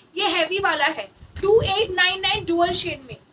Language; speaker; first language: Hindi; non-native, local second language; Bangla